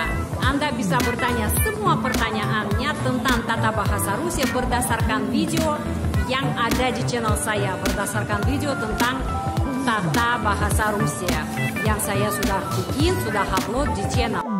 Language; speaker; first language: Indonesian; non-native, fluent; Russian